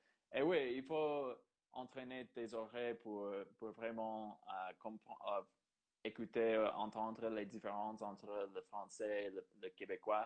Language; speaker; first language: French; non-native, fluent; English